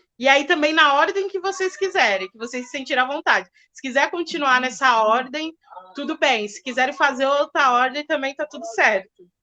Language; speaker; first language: Portuguese; native; Portuguese